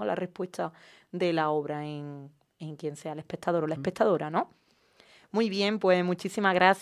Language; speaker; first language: Spanish; native; Spanish